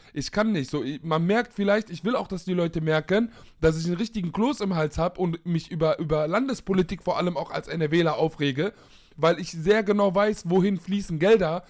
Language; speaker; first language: German; early bilingual, other home language; Arabic